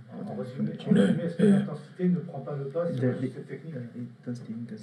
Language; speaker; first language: French; native; French